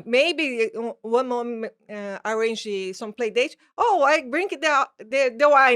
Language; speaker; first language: English; non-native, learner; Portuguese